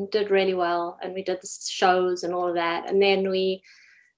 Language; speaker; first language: English; native; English